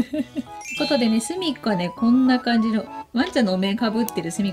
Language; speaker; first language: Japanese; native; Japanese